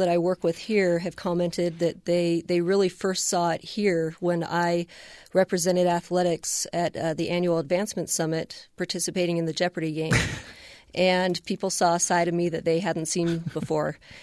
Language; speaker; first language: English; native; English